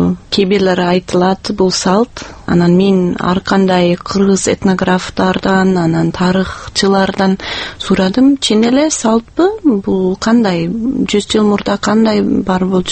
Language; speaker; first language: Kyrgyz; non-native, fluent; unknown